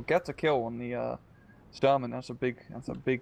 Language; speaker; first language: English; native; English